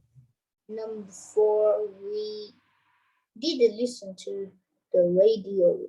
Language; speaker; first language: English; non-native, learner; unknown